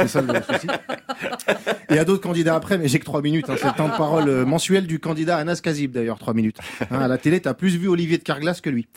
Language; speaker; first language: French; native; French